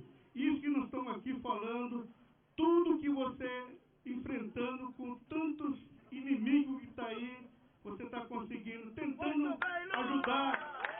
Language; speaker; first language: Portuguese; non-native, local second language; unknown